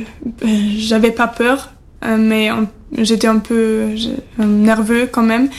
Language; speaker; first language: French; non-native, fluent; German